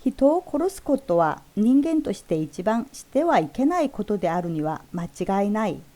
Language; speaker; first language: Japanese; non-native, fluent; Korean